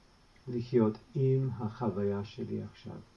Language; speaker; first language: Hebrew; non-native, fluent; English